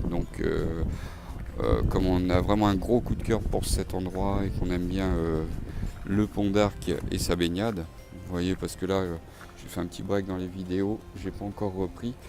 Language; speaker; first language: French; native; French